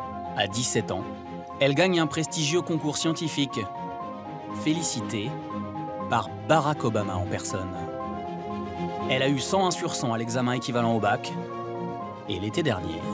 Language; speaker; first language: French; native; French